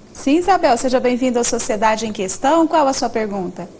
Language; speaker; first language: Portuguese; native; Portuguese